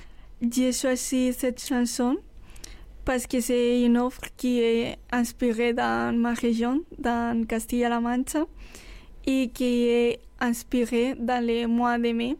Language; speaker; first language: French; non-native, learner; Spanish